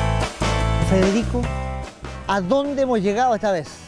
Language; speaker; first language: Spanish; native; Spanish